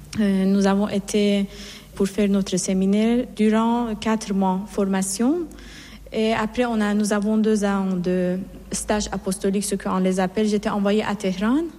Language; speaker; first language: French; non-native, learner; Persian